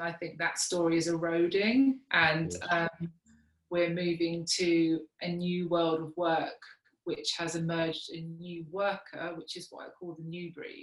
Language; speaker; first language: English; native; English